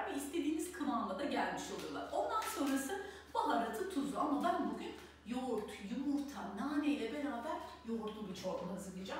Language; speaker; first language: Turkish; native; Turkish